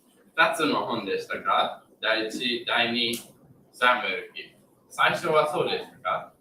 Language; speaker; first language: Japanese; non-native, learner; English